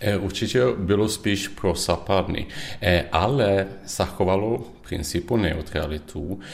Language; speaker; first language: Czech; non-native, fluent; Swedish